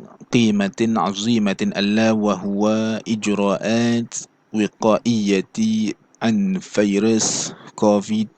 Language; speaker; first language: Arabic; non-native, learner; Malay